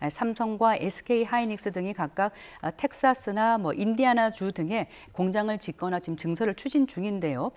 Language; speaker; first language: Korean; native; Korean